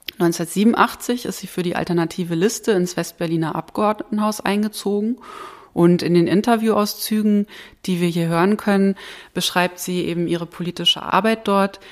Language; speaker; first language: German; native; German